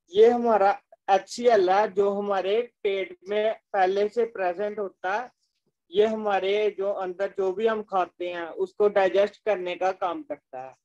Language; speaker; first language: Hindi; native; Hindi